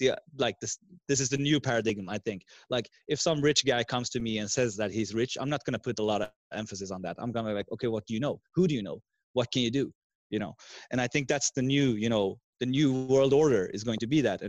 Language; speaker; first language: English; non-native, fluent; Swedish